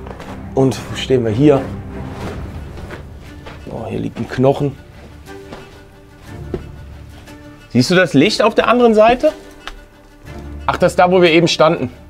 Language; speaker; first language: German; native; German